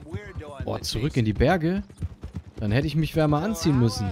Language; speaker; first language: German; native; German